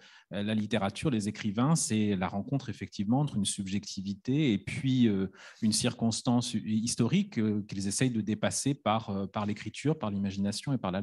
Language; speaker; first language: French; native; French